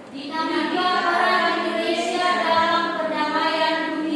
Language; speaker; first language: Indonesian; non-native, local second language; Nias